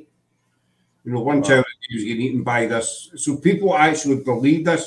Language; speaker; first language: English; native; English